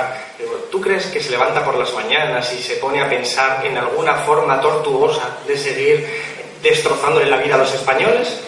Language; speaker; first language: Spanish; native; Spanish